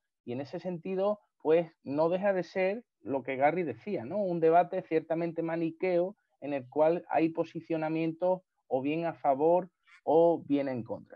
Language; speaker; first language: Spanish; native; Spanish